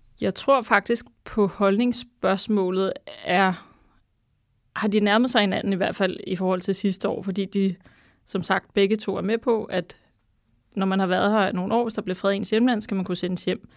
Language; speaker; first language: Danish; native; Danish